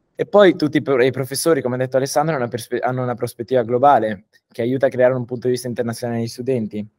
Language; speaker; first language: Italian; early bilingual, heritage; Italian